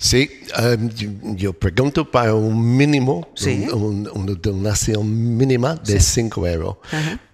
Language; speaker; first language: Spanish; non-native, learner; English